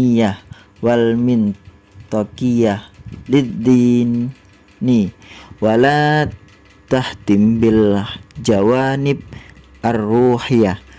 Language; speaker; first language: Arabic; non-native, learner; Indonesian